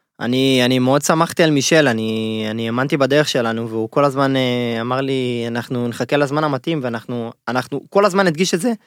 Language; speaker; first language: Hebrew; native; Hebrew